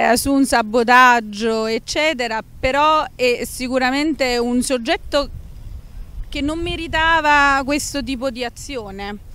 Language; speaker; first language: Italian; native; Italian